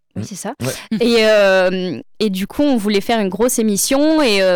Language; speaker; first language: French; native; French